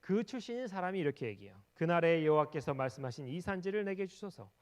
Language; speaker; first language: Korean; native; Korean